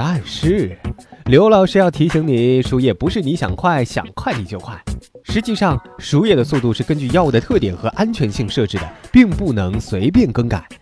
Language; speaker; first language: Chinese; native; Chinese